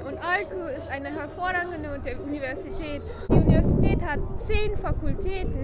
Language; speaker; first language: German; non-native, fluent; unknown